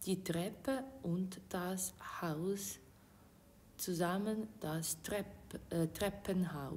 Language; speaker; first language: German; non-native, fluent; Ukrainian